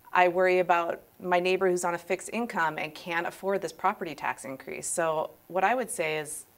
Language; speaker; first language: English; native; English